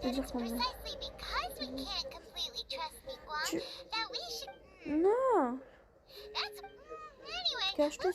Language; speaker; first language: French; native; French